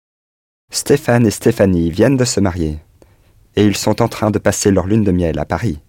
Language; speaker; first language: French; non-native, learner; English